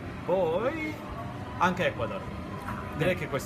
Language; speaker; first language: Italian; non-native, learner; Estonian